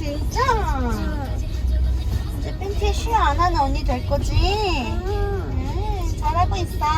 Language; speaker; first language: Korean; native; Korean